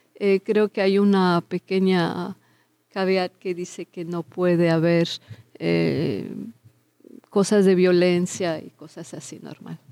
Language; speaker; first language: Spanish; early bilingual, heritage; Spanish